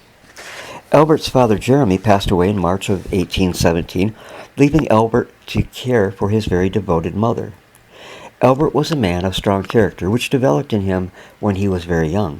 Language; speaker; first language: English; native; English